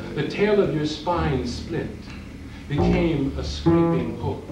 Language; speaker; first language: English; native; English